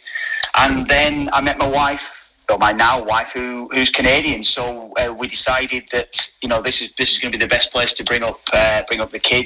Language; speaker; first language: English; native; English